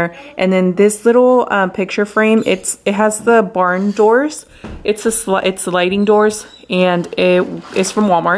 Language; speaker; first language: English; early bilingual, other home language; Spanish